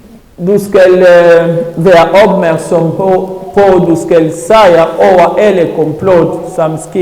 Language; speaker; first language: Danish; non-native, fluent; French